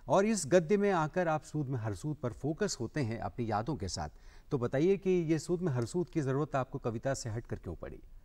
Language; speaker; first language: Hindi; native; Hindi